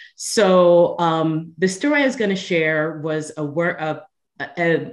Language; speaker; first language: English; native; English